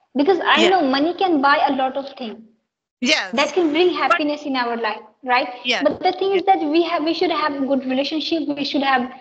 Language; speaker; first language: English; non-native, local second language; Hindi